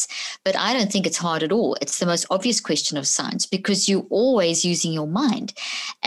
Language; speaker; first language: English; native; English